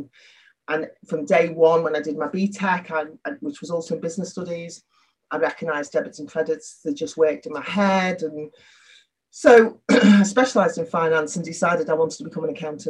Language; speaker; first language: English; native; English